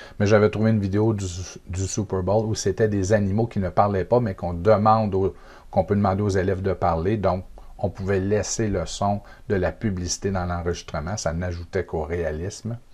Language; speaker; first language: French; native; French